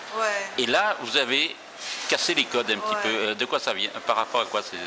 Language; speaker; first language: French; native; French